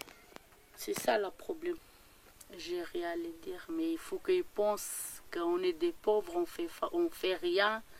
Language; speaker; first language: French; non-native, learner; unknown